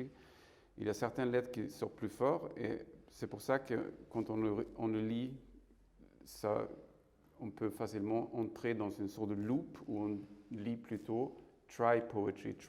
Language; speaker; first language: French; non-native, fluent; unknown